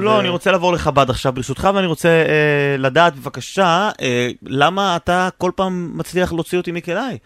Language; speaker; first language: Hebrew; native; Hebrew